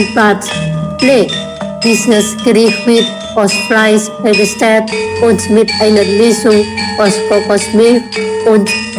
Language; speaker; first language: German; non-native, fluent; Indonesian